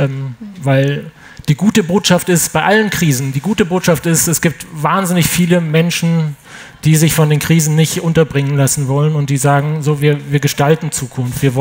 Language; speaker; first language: German; native; German